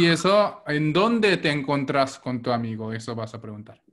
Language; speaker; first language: Spanish; non-native, fluent; Korean